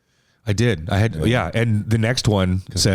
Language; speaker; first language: English; native; English